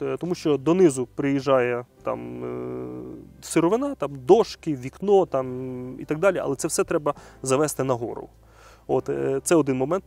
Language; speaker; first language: Ukrainian; native; Ukrainian